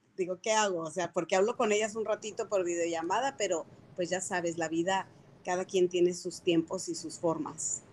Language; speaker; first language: Spanish; native; Spanish